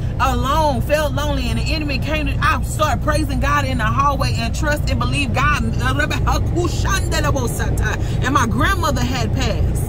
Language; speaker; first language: English; native; English